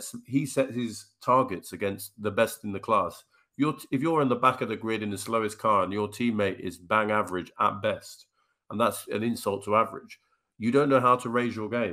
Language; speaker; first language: English; native; English